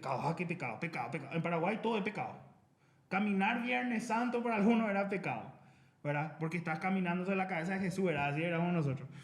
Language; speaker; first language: Spanish; native; Spanish